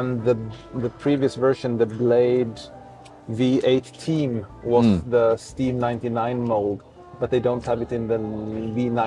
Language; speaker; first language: English; non-native, fluent; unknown